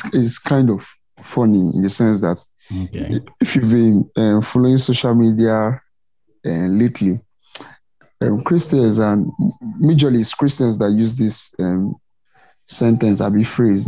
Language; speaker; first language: English; non-native, local second language; Igbo